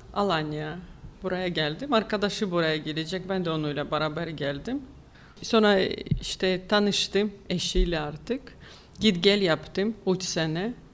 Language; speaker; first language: Turkish; non-native, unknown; Ukrainian